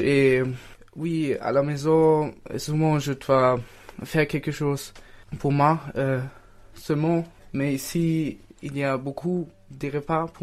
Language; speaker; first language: French; non-native, learner; German